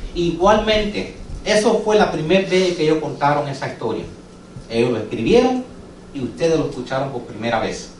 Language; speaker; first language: Spanish; early bilingual, heritage; English